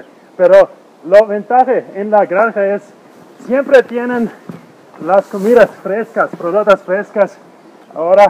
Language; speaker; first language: Spanish; non-native, learner; German